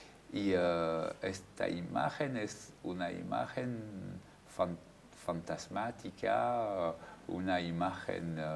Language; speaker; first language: Spanish; non-native, fluent; French